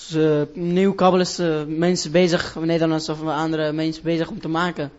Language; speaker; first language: Dutch; non-native, learner; Persian